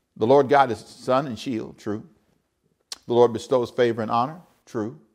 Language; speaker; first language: English; native; English